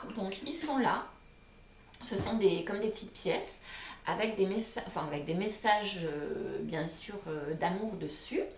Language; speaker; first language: French; native; French